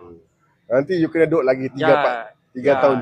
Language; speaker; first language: Malay; native; Malay